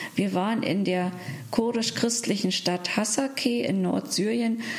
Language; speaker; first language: German; native; German